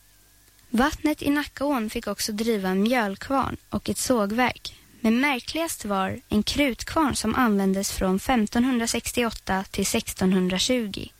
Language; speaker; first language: Swedish; native; Swedish